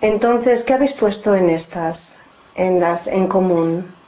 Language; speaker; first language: Spanish; native; Spanish